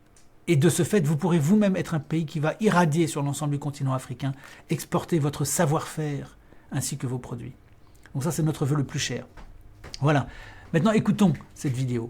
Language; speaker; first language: French; native; French